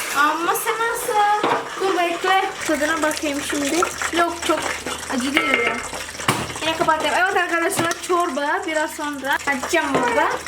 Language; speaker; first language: Turkish; non-native, learner; Indonesian